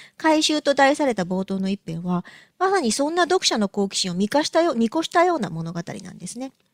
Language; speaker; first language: Japanese; native; Japanese